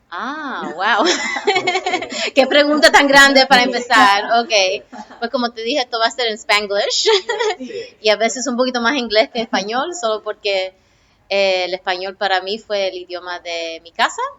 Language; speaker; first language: Spanish; early bilingual, other home language; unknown